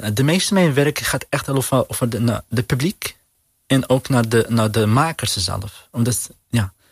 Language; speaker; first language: Dutch; non-native, learner; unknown